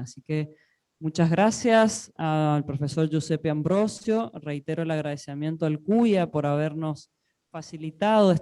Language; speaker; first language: Spanish; native; Spanish